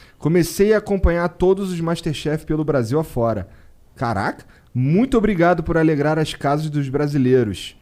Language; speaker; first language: Portuguese; native; Portuguese